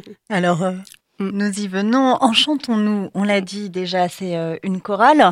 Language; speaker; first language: French; native; French